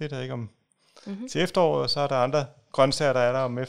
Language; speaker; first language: Danish; native; Danish